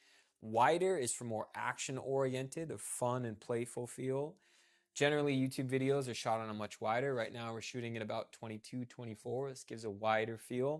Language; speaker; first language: English; native; English